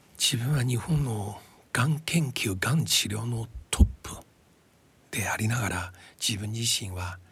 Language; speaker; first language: Japanese; non-native, fluent; Chinese